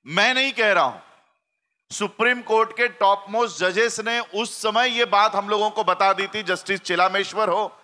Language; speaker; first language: Hindi; native; Hindi